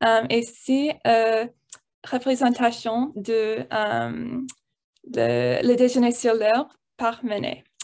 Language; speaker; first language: French; non-native, learner; English